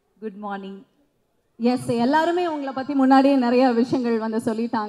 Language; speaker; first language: Tamil; native; Tamil